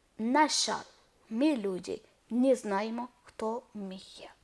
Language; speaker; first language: Ukrainian; non-native, learner; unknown